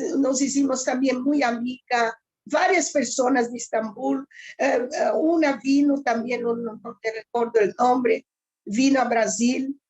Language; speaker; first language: Spanish; early bilingual, heritage; Ladino